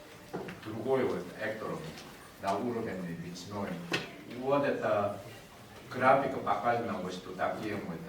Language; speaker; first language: Russian; non-native, learner; Korean